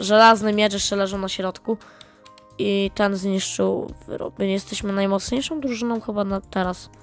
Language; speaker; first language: Polish; native; Polish